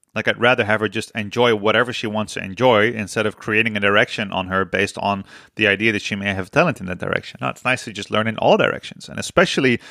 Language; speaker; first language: English; non-native, fluent; Dutch